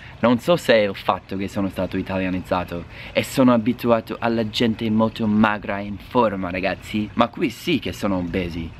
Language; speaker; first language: Italian; non-native, fluent; English